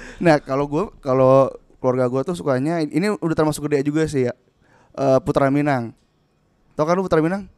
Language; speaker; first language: Indonesian; native; Indonesian